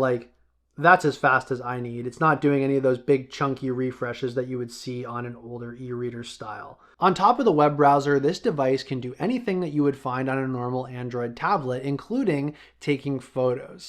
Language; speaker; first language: English; native; English